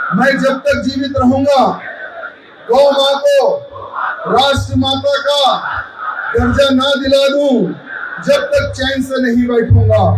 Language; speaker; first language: Hindi; non-native, local second language; Telugu